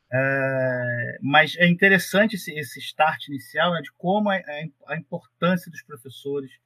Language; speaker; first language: Portuguese; native; Portuguese